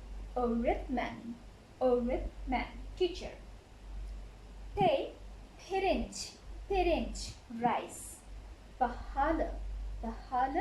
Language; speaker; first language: Turkish; non-native, fluent; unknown